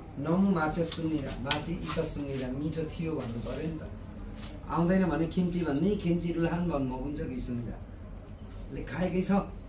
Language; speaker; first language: Korean; non-native, fluent; Nepali